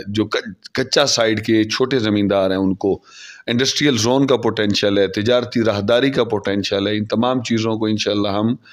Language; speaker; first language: Urdu; non-native, local second language; Saraiki